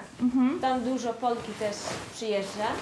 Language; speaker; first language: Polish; non-native, learner; Dutch